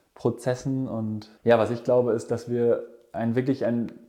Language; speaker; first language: German; native; German